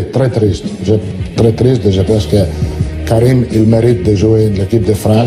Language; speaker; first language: French; non-native, learner; Italian